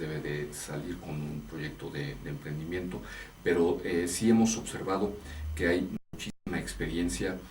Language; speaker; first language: Spanish; native; Spanish